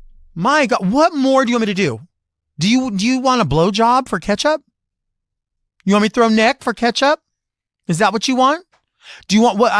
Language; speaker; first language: English; native; English